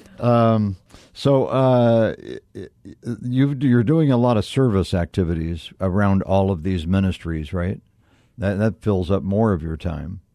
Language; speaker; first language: English; native; English